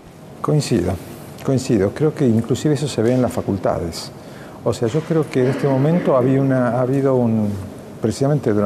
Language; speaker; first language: Spanish; native; Spanish